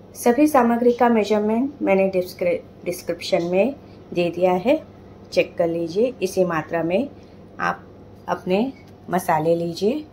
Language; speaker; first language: Hindi; non-native, local second language; Telugu